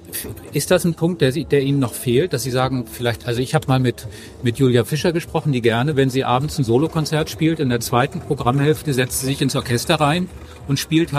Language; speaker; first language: German; native; German